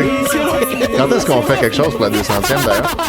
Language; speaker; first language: French; native; French